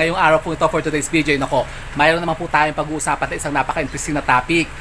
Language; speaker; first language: Filipino; native; Filipino